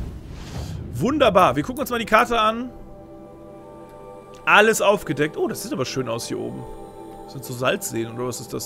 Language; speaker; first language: German; native; German